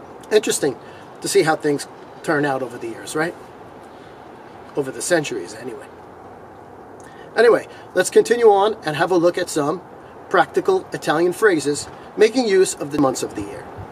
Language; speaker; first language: English; native; English